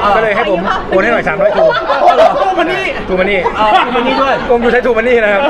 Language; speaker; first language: Thai; native; Thai